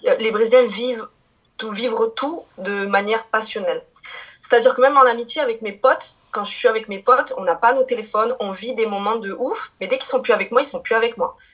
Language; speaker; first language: French; early bilingual, other home language; Portuguese